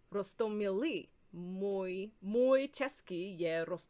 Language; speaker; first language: Czech; non-native, learner; English